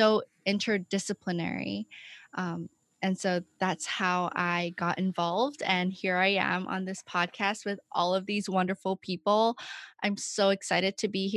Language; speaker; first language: English; non-native, local second language; Cantonese